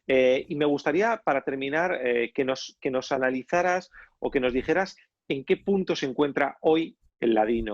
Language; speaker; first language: Spanish; native; Spanish